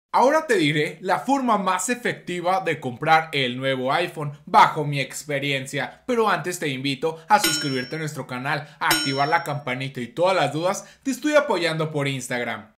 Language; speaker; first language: Spanish; native; Spanish